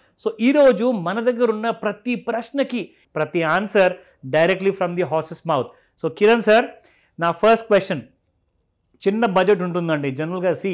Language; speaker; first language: Telugu; native; Telugu